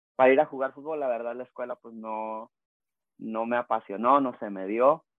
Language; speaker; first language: Spanish; native; Spanish